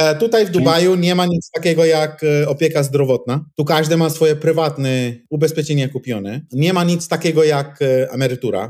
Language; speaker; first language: Polish; non-native, fluent; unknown